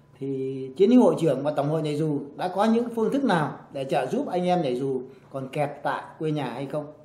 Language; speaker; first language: Vietnamese; native; Vietnamese